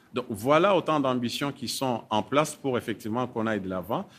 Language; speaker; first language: French; non-native, local second language; Swahili